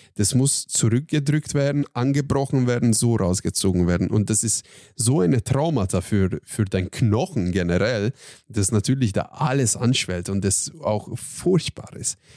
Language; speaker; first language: German; non-native, fluent; Hungarian